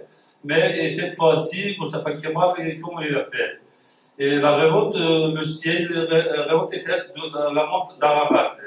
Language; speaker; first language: French; non-native, fluent; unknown